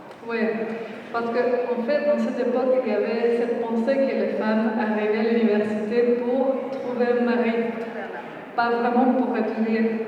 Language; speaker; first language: French; non-native, fluent; Spanish